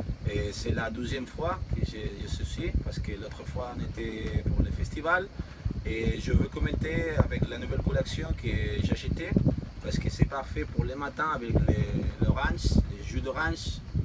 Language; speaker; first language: French; non-native, learner; Spanish